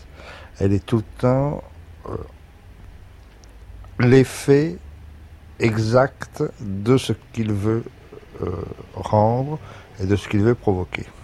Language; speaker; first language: French; native; French